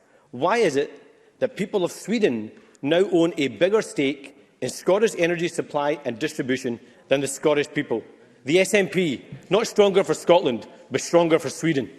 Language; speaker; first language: English; native; English